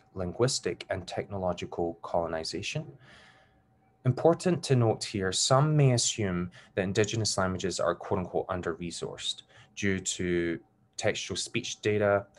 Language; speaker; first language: English; native; English